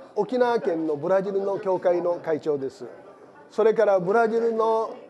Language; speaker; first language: Japanese; native; Japanese